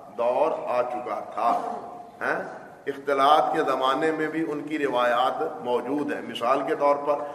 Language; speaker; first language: Urdu; native; Urdu